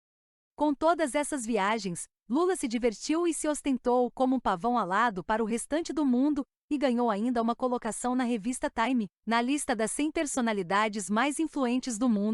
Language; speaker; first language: Portuguese; native; Portuguese